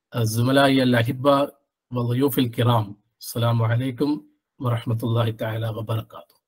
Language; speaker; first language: Arabic; non-native, learner; Malayalam